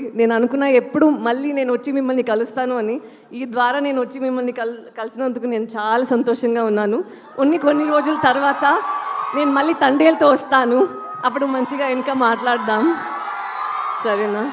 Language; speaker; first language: Telugu; non-native, local second language; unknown